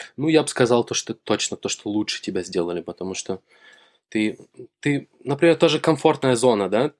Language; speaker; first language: Russian; native; Russian